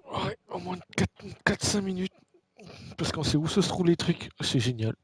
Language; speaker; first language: French; native; French